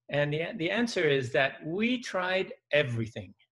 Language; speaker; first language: English; early bilingual, other home language; Dutch